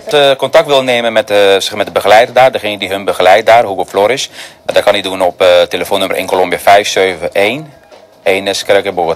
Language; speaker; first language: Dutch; non-native, fluent; Spanish